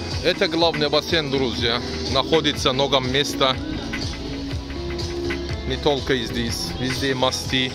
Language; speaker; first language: Russian; non-native, learner; Turkish